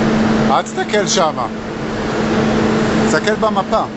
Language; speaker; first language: Hebrew; native; Hebrew